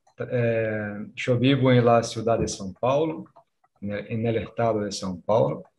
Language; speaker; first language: Spanish; non-native, fluent; Portuguese